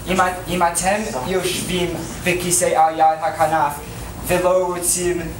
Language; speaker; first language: Hebrew; non-native, learner; English